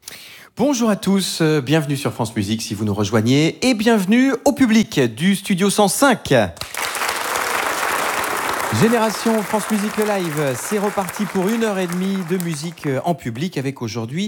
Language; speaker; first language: French; native; French